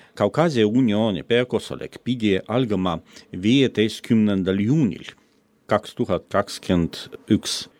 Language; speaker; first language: Estonian; non-native, fluent; Russian